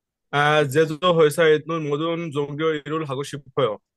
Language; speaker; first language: Korean; non-native, learner; Bangla